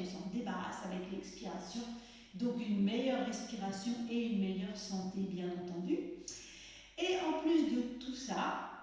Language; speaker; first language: French; native; French